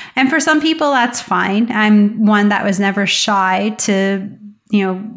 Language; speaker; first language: English; native; English